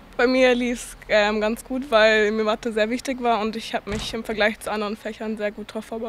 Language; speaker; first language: German; native; German